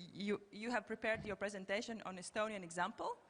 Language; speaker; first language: English; non-native, fluent; Latvian